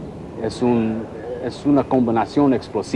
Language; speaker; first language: Spanish; non-native, fluent; English